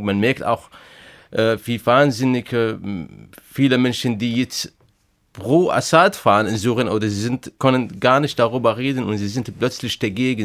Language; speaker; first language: German; non-native, fluent; Arabic